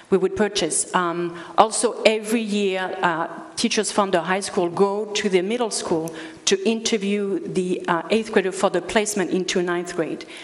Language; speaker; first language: English; early bilingual, other home language; Spanish